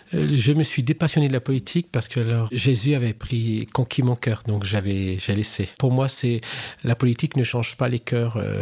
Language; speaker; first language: French; native; French